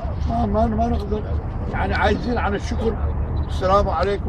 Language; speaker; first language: Arabic; non-native, local second language; Somali